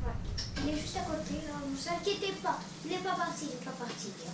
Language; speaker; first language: French; native; French